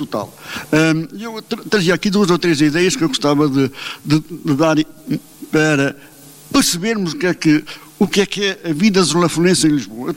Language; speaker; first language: Portuguese; native; Portuguese